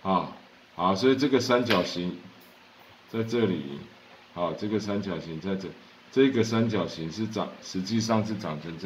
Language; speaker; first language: Chinese; native; Chinese